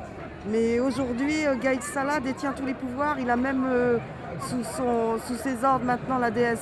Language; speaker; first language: French; native; French